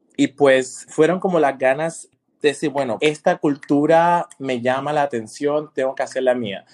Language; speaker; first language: Spanish; native; Spanish